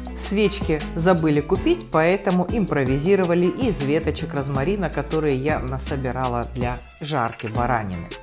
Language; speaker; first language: Russian; native; Russian